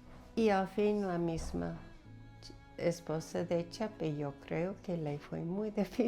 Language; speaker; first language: Spanish; non-native, fluent; English